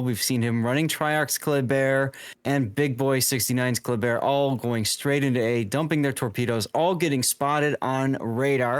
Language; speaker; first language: English; native; English